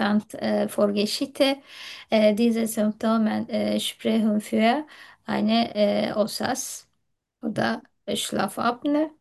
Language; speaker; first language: German; non-native, learner; Turkish